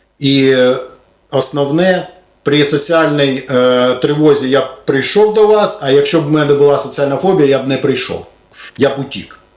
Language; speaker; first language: Ukrainian; non-native, local second language; Russian